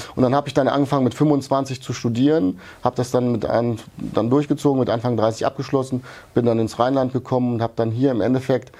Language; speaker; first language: German; early bilingual, other home language; Hungarian